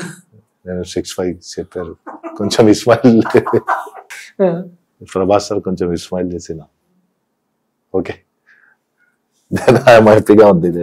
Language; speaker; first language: Telugu; non-native, local second language; Hindi